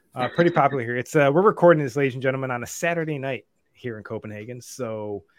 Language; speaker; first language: English; native; English